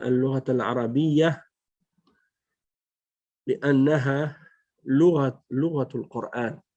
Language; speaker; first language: Arabic; non-native, fluent; French